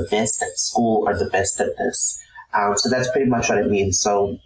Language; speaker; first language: English; non-native, local second language; Shona